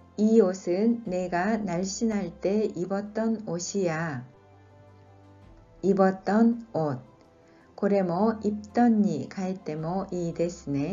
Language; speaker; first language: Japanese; non-native, fluent; Korean